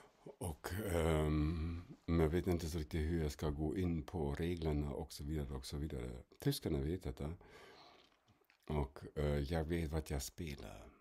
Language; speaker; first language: Swedish; non-native, fluent; German